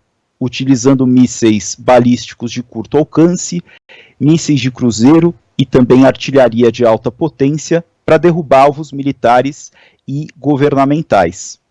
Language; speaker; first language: Portuguese; native; Portuguese